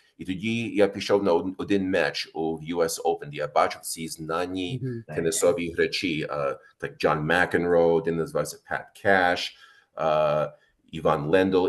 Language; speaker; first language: Ukrainian; early bilingual, heritage; Ukrainian